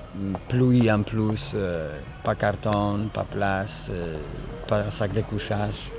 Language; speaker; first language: French; non-native, learner; Polish